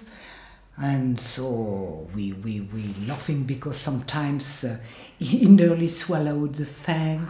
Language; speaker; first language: English; non-native, learner; French